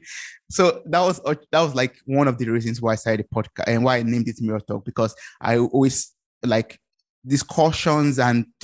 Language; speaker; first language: English; non-native, local second language; Yoruba